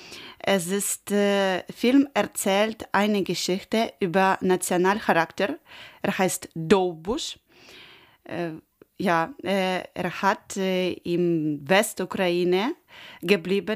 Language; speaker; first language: German; non-native, learner; Ukrainian